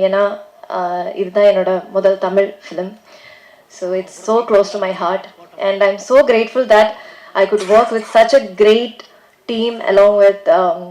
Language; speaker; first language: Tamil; non-native, learner; Malayalam